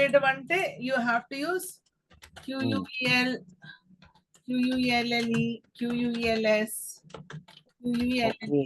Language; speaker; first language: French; non-native, fluent; Telugu